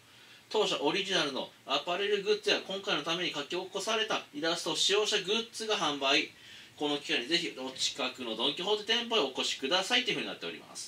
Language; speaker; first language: Japanese; native; Japanese